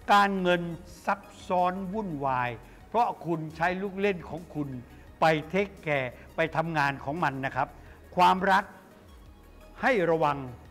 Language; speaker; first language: Thai; native; Thai